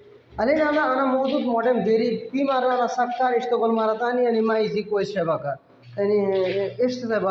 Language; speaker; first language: Arabic; non-native, learner; Bangla